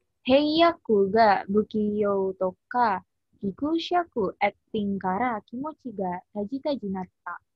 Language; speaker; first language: Japanese; non-native, learner; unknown